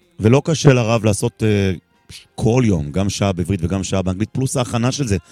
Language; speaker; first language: Hebrew; native; Hebrew